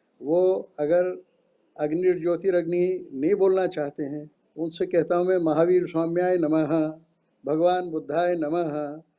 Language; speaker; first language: Hindi; native; Hindi